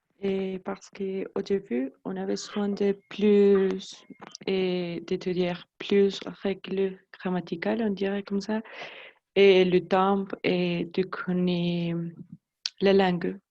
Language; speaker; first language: French; non-native, learner; Spanish